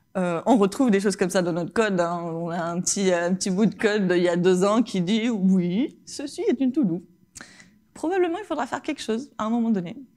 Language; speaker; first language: French; non-native, fluent; Spanish